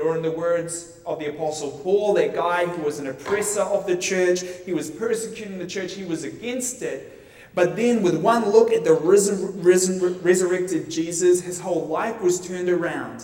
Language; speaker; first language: English; native; English